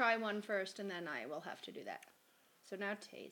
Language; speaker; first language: English; native; English